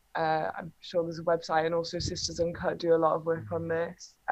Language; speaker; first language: English; native; English